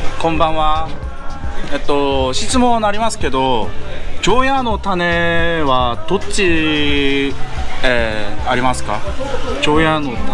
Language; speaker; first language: Japanese; non-native, learner; Korean